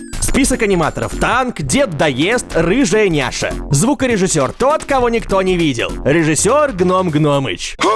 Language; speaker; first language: Russian; native; Russian